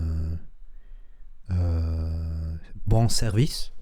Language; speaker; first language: French; non-native, learner; Spanish